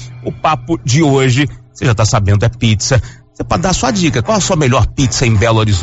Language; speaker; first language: Portuguese; native; Portuguese